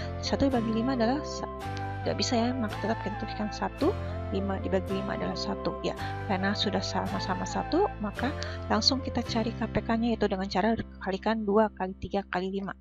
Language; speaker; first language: Indonesian; native; Indonesian